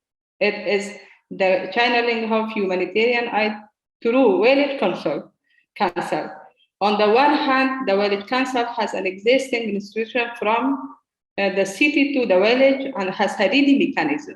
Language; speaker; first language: English; non-native, learner; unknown